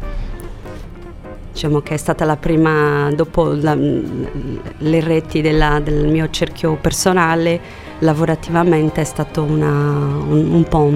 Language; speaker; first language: Italian; non-native, fluent; Portuguese